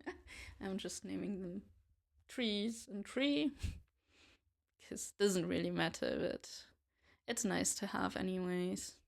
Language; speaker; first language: English; non-native, fluent; German